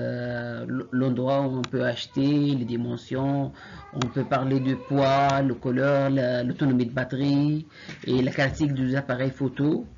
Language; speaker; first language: French; non-native, fluent; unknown